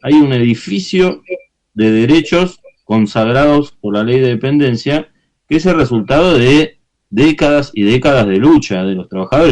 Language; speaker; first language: Spanish; native; Spanish